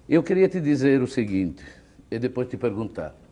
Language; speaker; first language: Portuguese; non-native, fluent; Italian